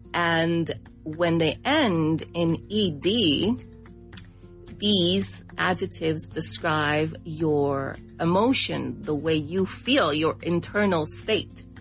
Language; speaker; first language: English; non-native, fluent; Spanish